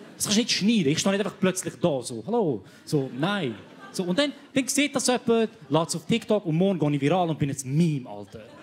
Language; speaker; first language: German; early bilingual, other home language; Croatian